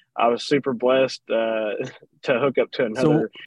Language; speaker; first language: English; native; English